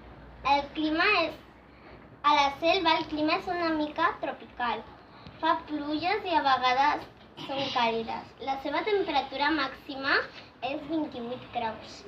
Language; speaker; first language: Catalan; early bilingual, other home language; Spanish